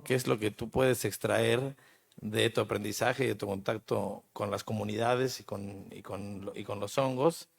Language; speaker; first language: Spanish; native; Spanish